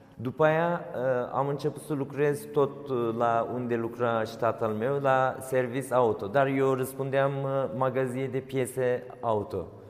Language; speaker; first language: Romanian; non-native, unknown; Turkish